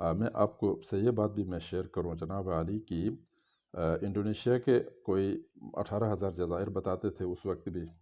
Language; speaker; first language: Urdu; non-native, local second language; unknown